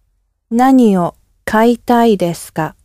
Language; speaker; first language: Japanese; non-native, learner; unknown